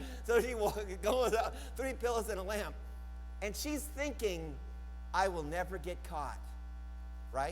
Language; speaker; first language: English; native; English